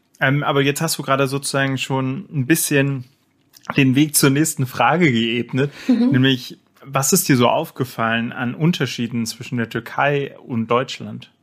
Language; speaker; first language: German; native; German